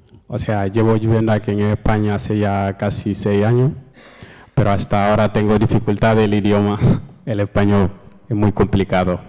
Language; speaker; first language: Spanish; non-native, learner; Fula